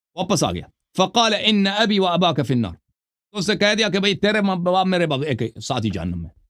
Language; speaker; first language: Urdu; non-native, fluent; Persian